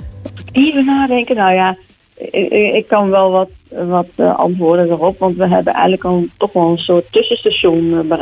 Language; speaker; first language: Dutch; native; Dutch